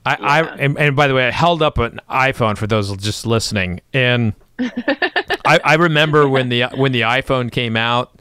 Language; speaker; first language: English; native; English